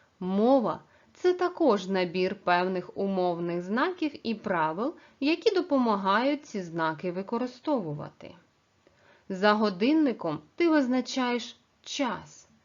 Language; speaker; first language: Ukrainian; native; Ukrainian